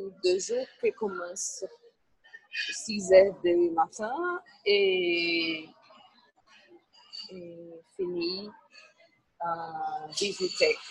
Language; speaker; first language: French; non-native, learner; Portuguese